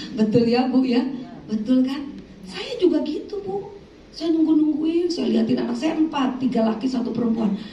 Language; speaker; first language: Indonesian; native; Indonesian